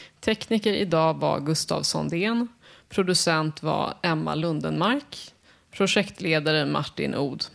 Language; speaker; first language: Swedish; native; Swedish